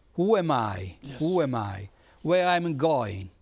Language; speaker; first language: English; non-native, fluent; Italian